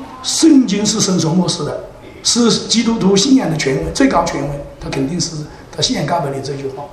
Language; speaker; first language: Chinese; native; Chinese